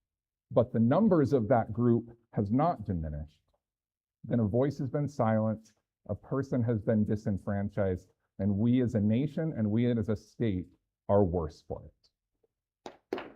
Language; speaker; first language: English; native; English